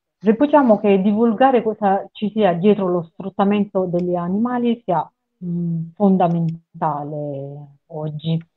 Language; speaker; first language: Italian; native; Italian